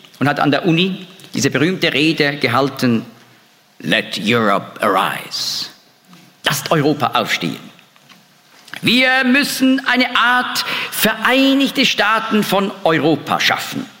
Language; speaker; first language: German; native; German